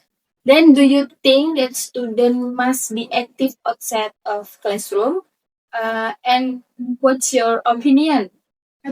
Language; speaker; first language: English; non-native, learner; Indonesian